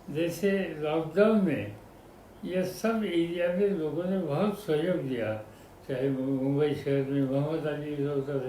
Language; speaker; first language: Hindi; non-native, local second language; Marathi